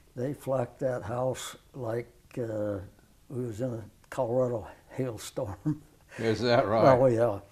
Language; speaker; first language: English; native; English